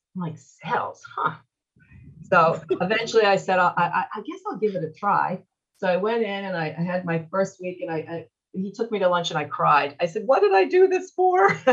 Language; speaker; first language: English; native; English